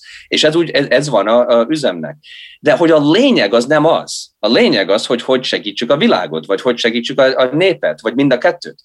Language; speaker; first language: Hungarian; early bilingual, heritage; Hungarian